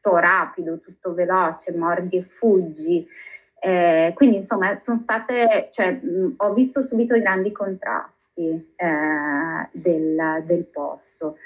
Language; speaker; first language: Italian; native; Italian